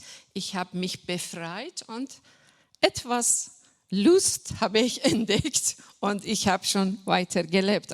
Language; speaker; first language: German; non-native, fluent; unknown